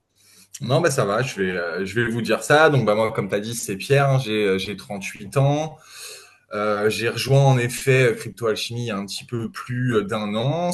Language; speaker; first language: French; native; French